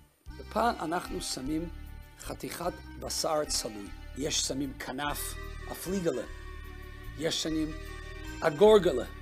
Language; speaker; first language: Hebrew; non-native, fluent; Russian